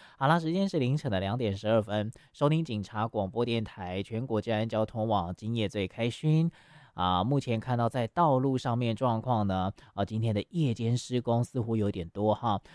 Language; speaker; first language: Chinese; native; Chinese